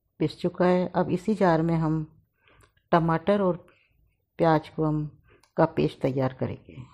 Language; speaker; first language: Hindi; native; Hindi